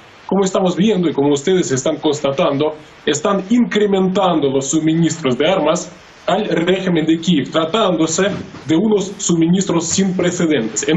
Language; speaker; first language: Spanish; non-native, fluent; Russian